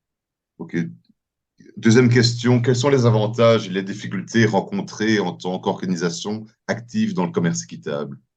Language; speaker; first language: French; native; French